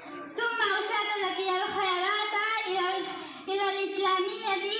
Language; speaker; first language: Arabic; non-native, learner; Bangla